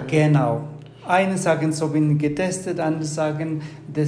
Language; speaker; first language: German; non-native, fluent; Spanish